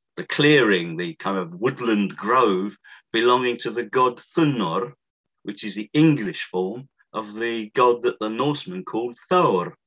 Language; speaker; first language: English; native; English